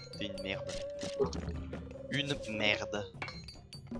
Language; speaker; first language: French; native; French